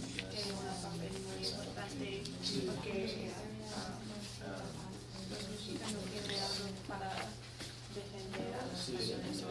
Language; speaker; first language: Spanish; non-native, learner; English